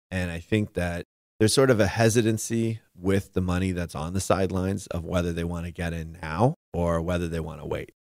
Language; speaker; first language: English; native; English